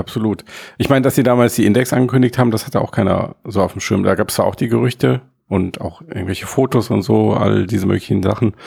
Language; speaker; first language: German; native; German